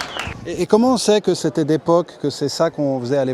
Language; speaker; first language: French; native; French